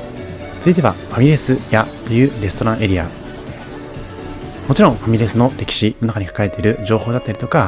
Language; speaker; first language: Japanese; native; Japanese